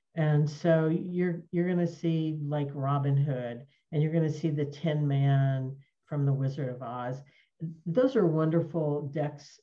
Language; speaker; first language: English; native; English